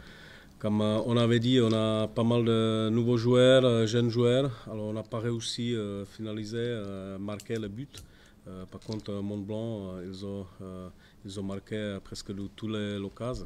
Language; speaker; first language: French; non-native, fluent; Czech